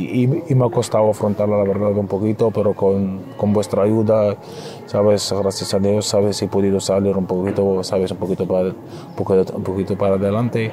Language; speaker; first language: Spanish; non-native, fluent; Arabic